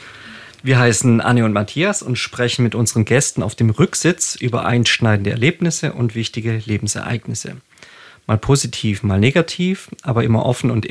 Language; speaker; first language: German; native; German